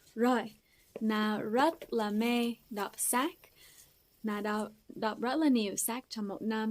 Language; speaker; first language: Vietnamese; non-native, fluent; English